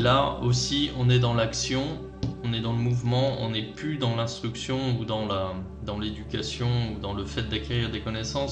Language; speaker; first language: French; native; French